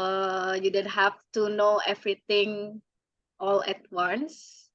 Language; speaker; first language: English; non-native, fluent; Indonesian